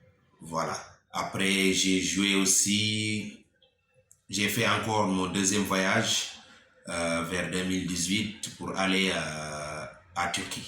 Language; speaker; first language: French; non-native, local second language; Wolof